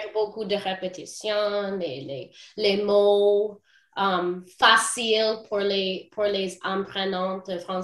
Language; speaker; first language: French; non-native, fluent; English